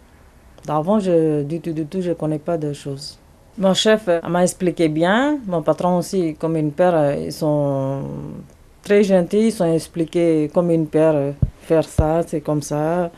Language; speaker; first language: French; non-native, learner; Tamil